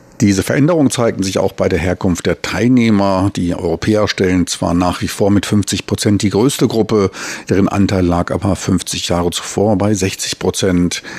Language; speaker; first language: German; native; German